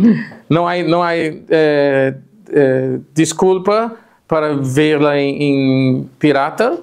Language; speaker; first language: Spanish; non-native, fluent; Portuguese